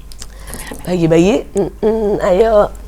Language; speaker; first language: Indonesian; native; Indonesian